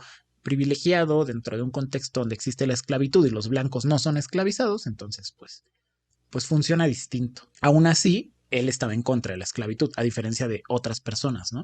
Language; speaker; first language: Spanish; native; Spanish